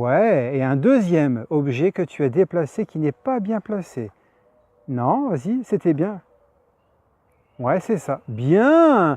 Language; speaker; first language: French; native; French